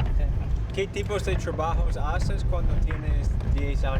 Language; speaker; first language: Spanish; non-native, learner; English